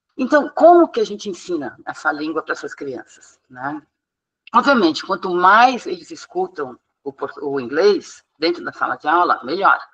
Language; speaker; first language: Portuguese; non-native, fluent; English